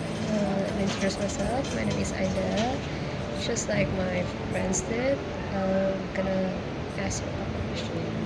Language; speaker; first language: English; non-native, learner; Indonesian